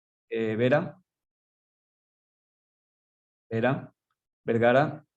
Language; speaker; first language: Spanish; native; Spanish